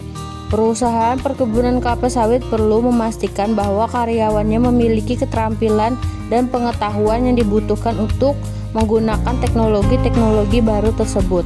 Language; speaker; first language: Indonesian; native; Indonesian